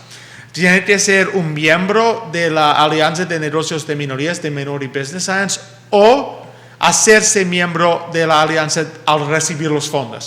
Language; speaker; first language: Spanish; early bilingual, heritage; English